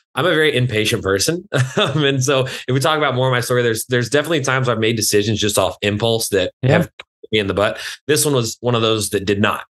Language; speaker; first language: English; native; English